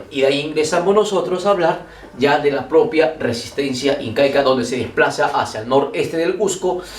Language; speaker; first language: Spanish; native; Spanish